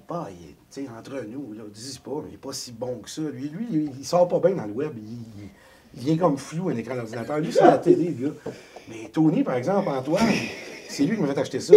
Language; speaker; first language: French; native; French